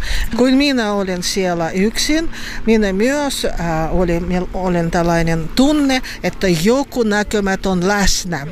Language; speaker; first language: Finnish; non-native, learner; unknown